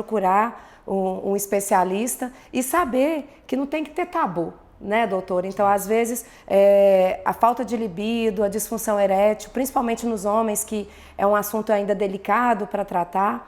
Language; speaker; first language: Portuguese; native; Portuguese